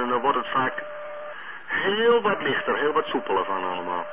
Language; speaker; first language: Dutch; native; Dutch